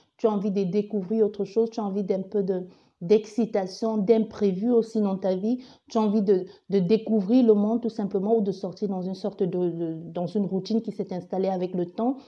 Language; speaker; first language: French; native; French